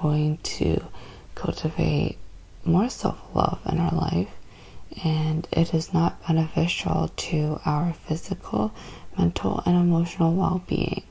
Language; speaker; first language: English; native; English